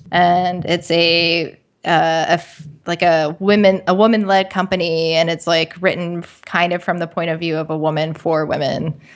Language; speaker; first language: English; native; English